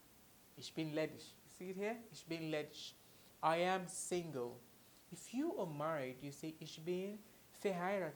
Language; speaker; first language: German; non-native, fluent; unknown